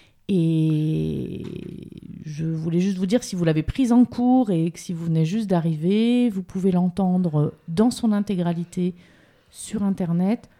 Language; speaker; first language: French; native; French